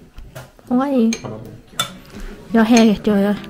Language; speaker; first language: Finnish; non-native, learner; Vietnamese